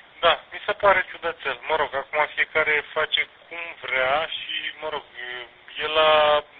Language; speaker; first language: Romanian; native; Romanian